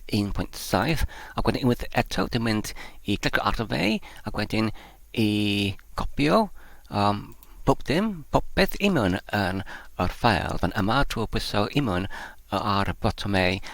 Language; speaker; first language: Welsh; non-native, learner; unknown